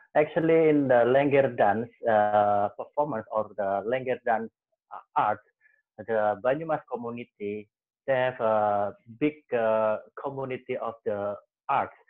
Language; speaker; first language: English; non-native, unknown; Javanese